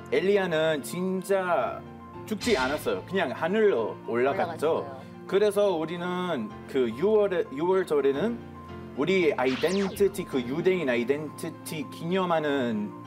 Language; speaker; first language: Korean; non-native, fluent; Hebrew